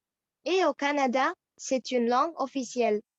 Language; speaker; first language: French; non-native, fluent; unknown